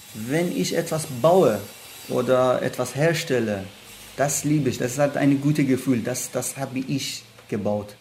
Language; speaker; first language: German; non-native, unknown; Persian